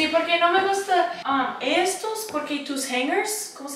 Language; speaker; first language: Spanish; non-native, learner; English